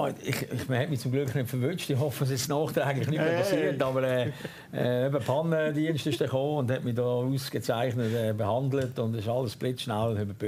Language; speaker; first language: German; native; German